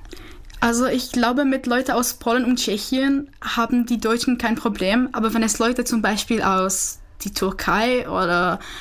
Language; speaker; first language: German; non-native, fluent; Czech